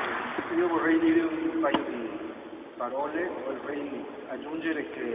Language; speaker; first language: Italian; non-native, fluent; Spanish